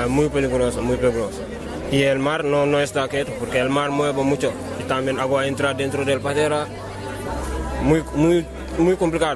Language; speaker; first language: Spanish; non-native, learner; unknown